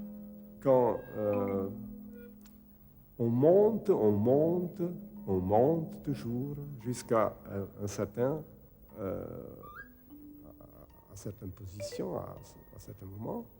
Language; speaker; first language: French; non-native, fluent; Czech